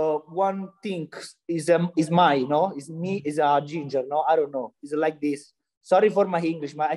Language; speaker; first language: English; non-native, learner; Italian